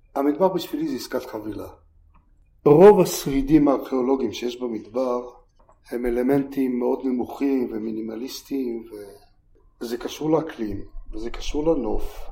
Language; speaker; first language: Hebrew; native; Hebrew